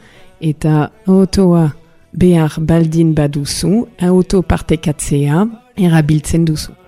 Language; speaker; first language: Basque; non-native, learner; French